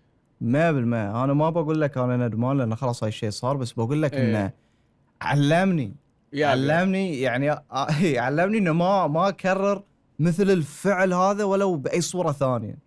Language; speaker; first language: Arabic; native; Arabic